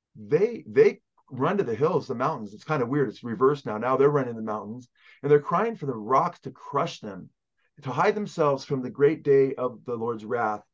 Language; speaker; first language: English; native; English